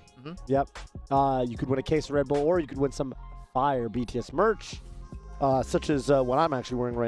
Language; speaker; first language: English; native; English